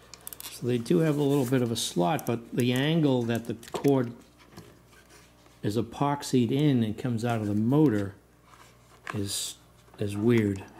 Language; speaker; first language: English; native; English